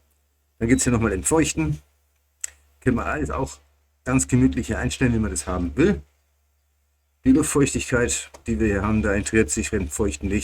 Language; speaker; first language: German; native; German